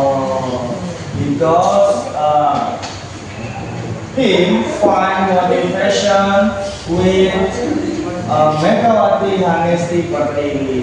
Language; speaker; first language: English; non-native, learner; Indonesian